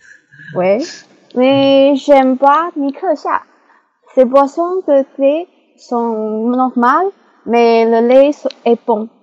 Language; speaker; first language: French; non-native, learner; Chinese